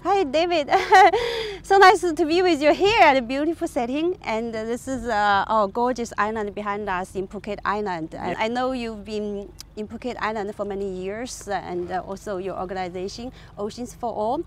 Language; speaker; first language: English; non-native, fluent; Chinese